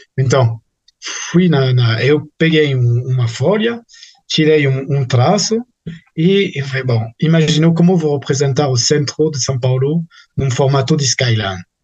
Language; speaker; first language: Portuguese; non-native, fluent; French